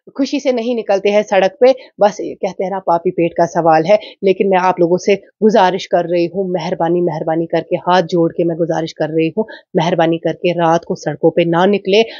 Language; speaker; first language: Hindi; non-native, local second language; Kashmiri